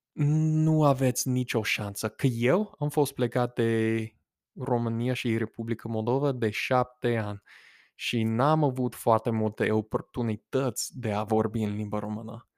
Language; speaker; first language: Romanian; non-native, fluent; English